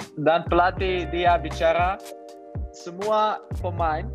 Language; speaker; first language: Malay; non-native, learner; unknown